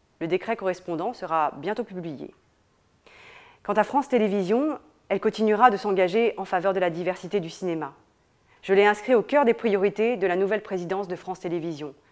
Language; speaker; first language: French; native; French